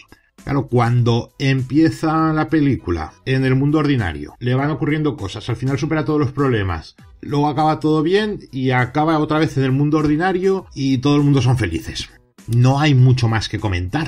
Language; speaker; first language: Spanish; native; Spanish